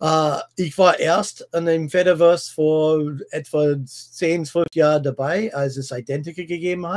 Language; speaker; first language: German; non-native, fluent; English